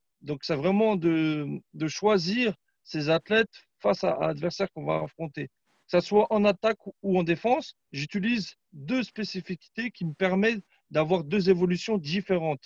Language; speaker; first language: French; non-native, fluent; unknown